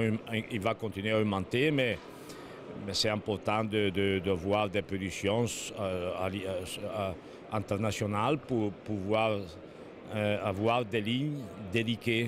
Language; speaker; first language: French; non-native, fluent; Italian